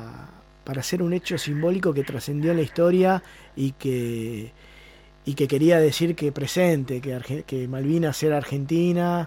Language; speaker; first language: Spanish; native; Spanish